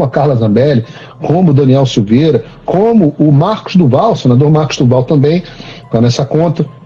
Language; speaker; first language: Portuguese; native; Portuguese